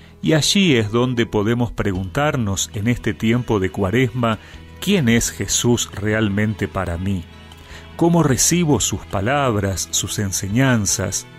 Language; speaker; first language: Spanish; native; Spanish